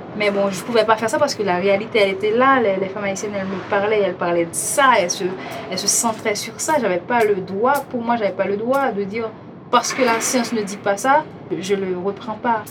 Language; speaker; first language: French; non-native, local second language; Haitian Creole